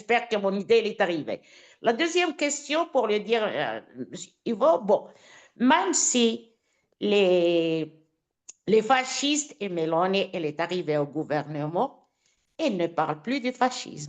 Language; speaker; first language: French; non-native, fluent; Italian